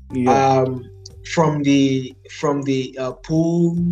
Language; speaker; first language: English; non-native, local second language; Igbo